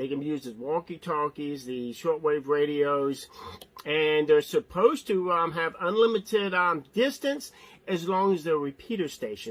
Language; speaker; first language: English; native; English